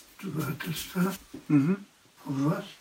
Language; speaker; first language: German; non-native, fluent; Polish